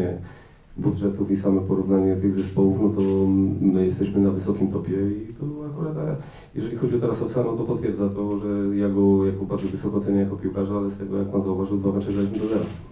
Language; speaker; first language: Polish; native; Polish